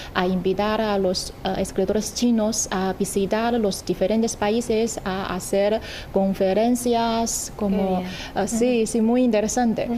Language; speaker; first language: Spanish; non-native, fluent; Chinese